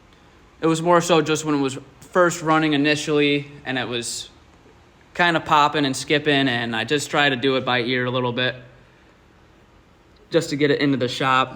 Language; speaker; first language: English; native; English